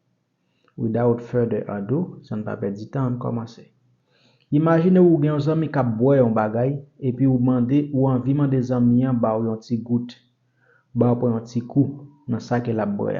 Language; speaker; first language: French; non-native, learner; Haitian Creole